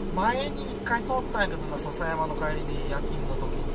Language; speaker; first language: Japanese; native; Japanese